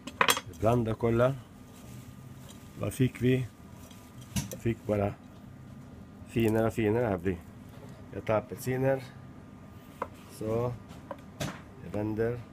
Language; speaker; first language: Swedish; non-native, learner; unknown